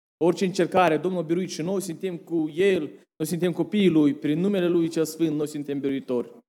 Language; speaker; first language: Romanian; early bilingual, heritage; Romanian